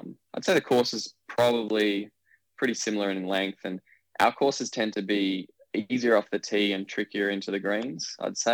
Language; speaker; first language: English; native; English